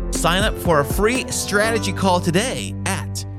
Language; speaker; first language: English; native; English